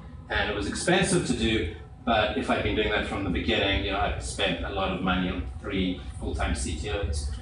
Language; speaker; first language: English; native; English